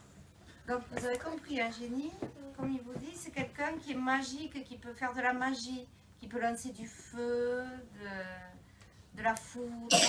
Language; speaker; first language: French; native; French